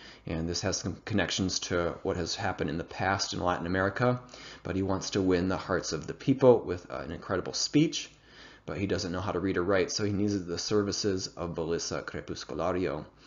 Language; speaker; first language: English; native; English